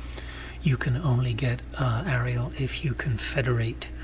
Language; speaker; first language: English; native; English